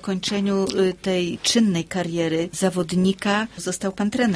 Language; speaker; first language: Polish; native; Polish